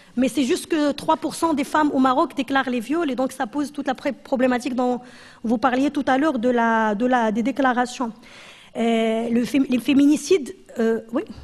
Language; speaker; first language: French; non-native, local second language; Arabic